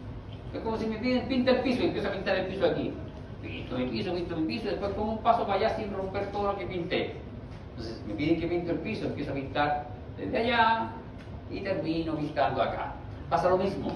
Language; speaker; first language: Spanish; native; Spanish